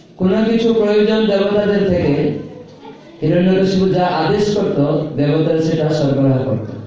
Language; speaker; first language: Bangla; non-native, fluent; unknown